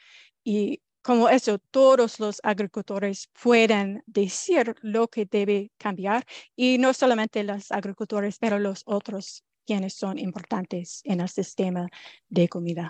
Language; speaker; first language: Spanish; non-native, fluent; English